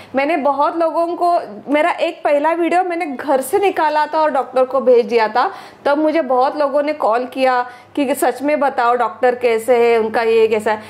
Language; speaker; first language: Hindi; non-native, local second language; Marathi